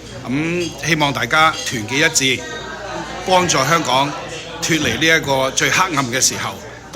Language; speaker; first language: Cantonese; native; Cantonese